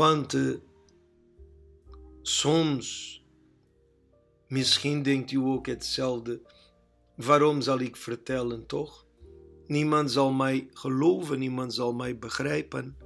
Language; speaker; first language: Dutch; non-native, learner; Portuguese